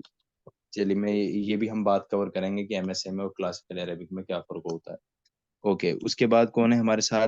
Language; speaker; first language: Hindi; native; Hindi